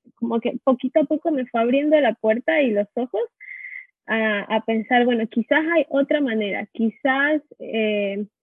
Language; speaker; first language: Spanish; native; Spanish